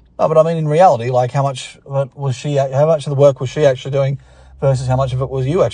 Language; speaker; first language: English; native; English